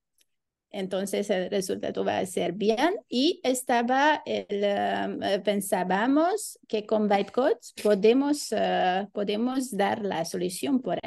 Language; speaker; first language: Spanish; non-native, learner; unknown